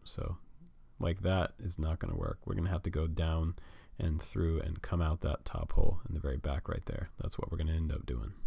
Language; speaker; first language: English; native; English